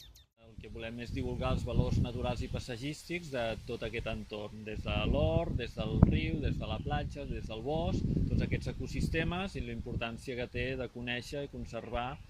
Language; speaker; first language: Catalan; native; Catalan